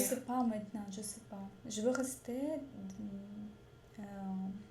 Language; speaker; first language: French; non-native, learner; Russian